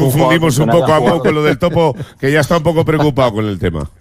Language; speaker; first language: Spanish; native; Spanish